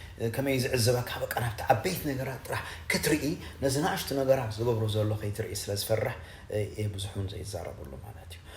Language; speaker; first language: Tigrinya; native; Tigrinya